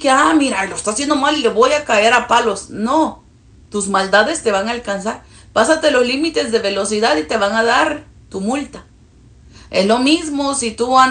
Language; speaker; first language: Spanish; early bilingual, heritage; Spanish